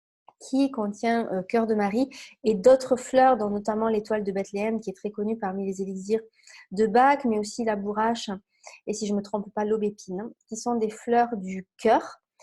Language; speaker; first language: French; native; French